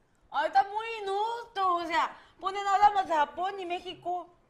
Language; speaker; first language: Spanish; non-native, fluent; Japanese